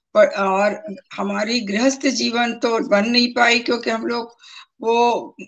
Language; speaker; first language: Hindi; native; Hindi